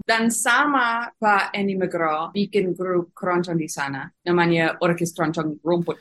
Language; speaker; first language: Indonesian; non-native, fluent; English